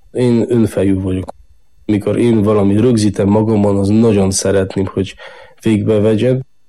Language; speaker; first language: Hungarian; non-native, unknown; Polish